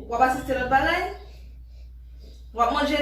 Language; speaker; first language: Portuguese; non-native, learner; Haitian Creole